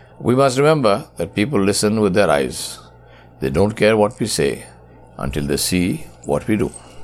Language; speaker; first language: English; non-native, local second language; Urdu